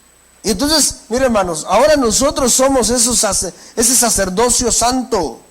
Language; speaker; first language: Spanish; native; Spanish